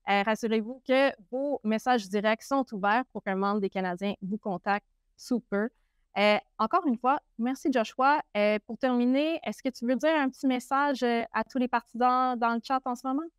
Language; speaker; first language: French; native; French